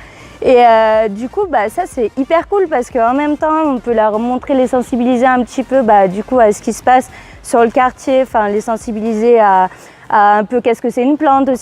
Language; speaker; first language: French; native; French